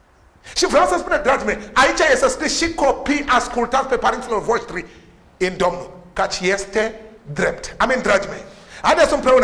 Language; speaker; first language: Romanian; non-native, learner; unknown